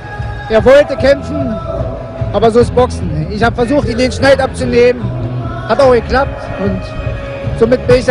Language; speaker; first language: German; native; German